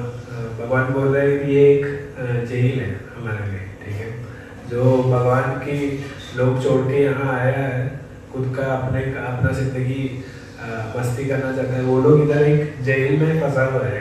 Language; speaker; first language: Hindi; non-native, fluent; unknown